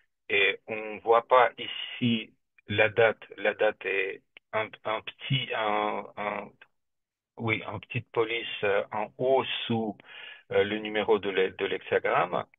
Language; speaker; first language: French; non-native, fluent; Russian